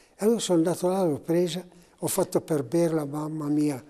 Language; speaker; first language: Italian; native; Italian